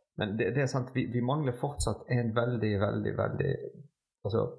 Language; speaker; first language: Norwegian; non-native, fluent; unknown